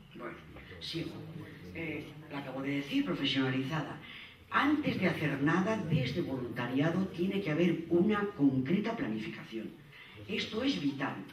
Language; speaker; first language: Spanish; native; Spanish